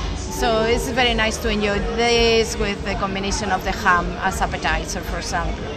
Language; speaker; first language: English; non-native, fluent; Spanish